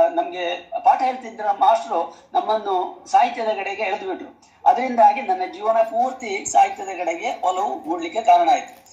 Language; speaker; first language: Kannada; non-native, local second language; Marathi